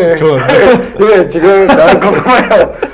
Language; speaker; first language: Korean; non-native, learner; Chinese